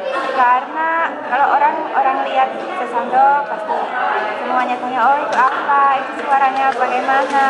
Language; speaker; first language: Indonesian; non-native, fluent; Polish